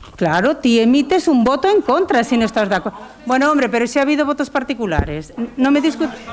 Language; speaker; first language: Spanish; non-native, local second language; Galician